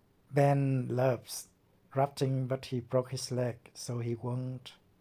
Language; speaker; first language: English; non-native, learner; Vietnamese